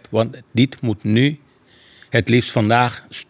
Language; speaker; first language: Dutch; non-native, fluent; Persian